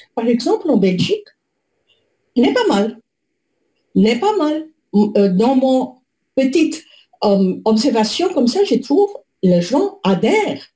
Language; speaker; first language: French; non-native, fluent; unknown